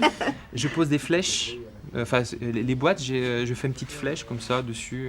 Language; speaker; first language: French; native; French